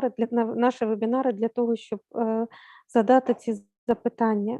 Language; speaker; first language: Ukrainian; native; Ukrainian